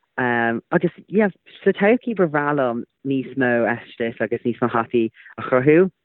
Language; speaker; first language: Irish; non-native, local second language; English